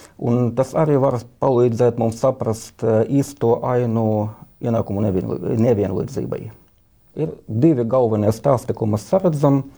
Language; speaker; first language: Latvian; non-native, local second language; Russian